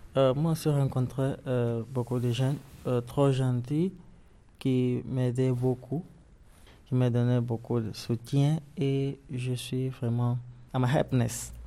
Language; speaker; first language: French; non-native, learner; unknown